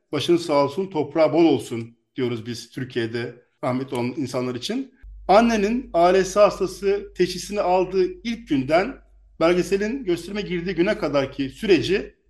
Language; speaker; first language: Turkish; native; Turkish